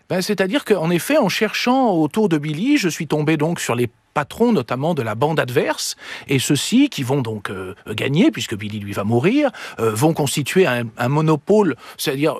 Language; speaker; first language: French; native; French